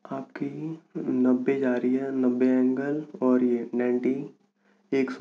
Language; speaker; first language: Hindi; native; Hindi